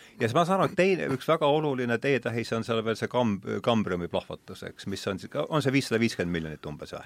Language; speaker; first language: Estonian; native; Estonian